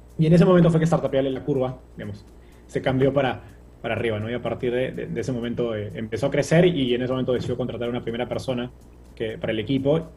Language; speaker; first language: Spanish; native; Spanish